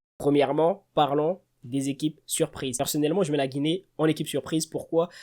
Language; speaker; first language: French; early bilingual, other home language; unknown